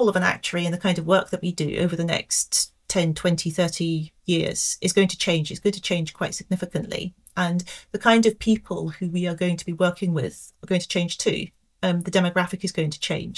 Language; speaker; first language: English; native; English